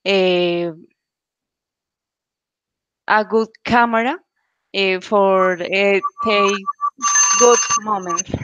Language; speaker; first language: English; non-native, learner; Spanish